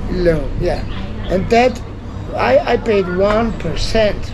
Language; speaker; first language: English; non-native, learner; Italian